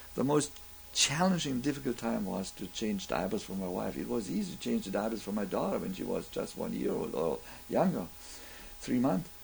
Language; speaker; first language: English; non-native, fluent; German